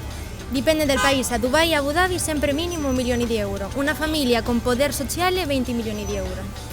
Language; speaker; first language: Italian; non-native, learner; Spanish